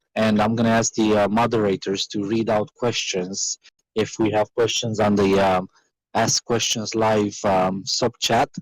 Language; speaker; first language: English; non-native, fluent; Romanian